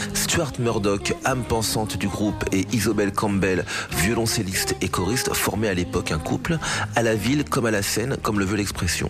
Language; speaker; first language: French; native; French